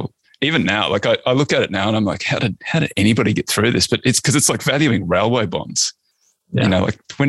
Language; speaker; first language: English; native; English